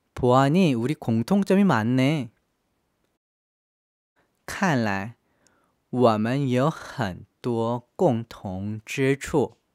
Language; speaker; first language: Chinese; non-native, fluent; Korean